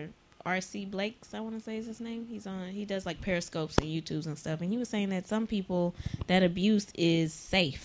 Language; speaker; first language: English; native; English